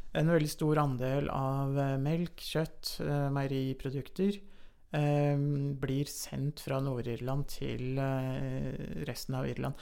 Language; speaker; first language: Norwegian; native; Norwegian